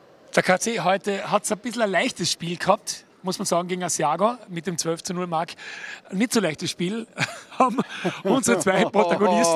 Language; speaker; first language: German; native; German